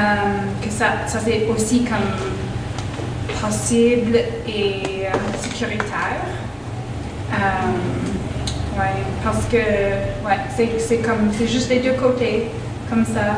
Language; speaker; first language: French; non-native, local second language; English